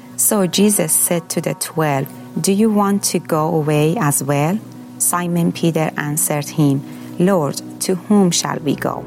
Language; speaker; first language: English; non-native, fluent; Persian